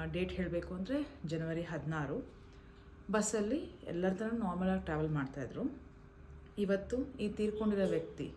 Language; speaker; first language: Kannada; non-native, local second language; Malayalam